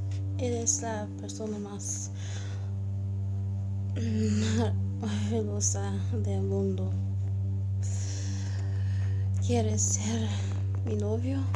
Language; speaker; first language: Spanish; non-native, learner; English